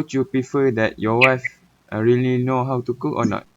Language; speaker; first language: English; non-native, learner; Malay